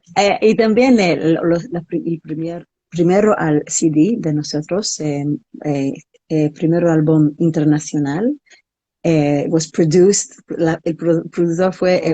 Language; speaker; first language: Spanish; non-native, learner; English